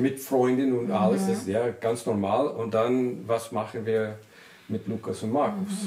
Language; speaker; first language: German; non-native, learner; English